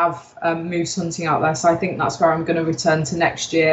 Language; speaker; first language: English; native; English